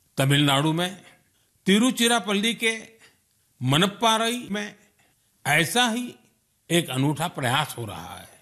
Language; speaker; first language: Hindi; non-native, local second language; Gujarati